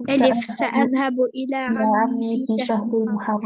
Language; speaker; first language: Arabic; non-native, learner; Albanian